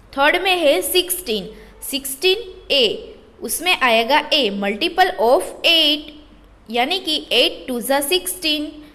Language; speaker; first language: Hindi; non-native, local second language; Gujarati